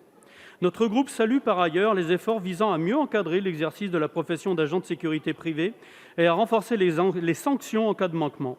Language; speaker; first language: French; native; French